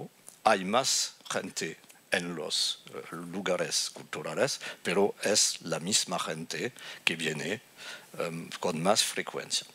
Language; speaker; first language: Spanish; non-native, fluent; French